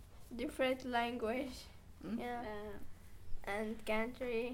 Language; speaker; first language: English; non-native, learner; Arabic